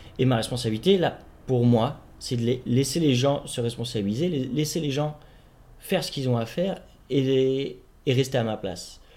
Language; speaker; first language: French; native; French